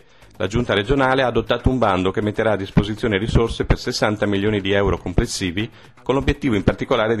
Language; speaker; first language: Italian; native; Italian